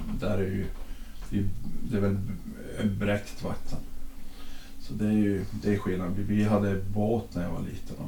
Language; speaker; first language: Swedish; native; Swedish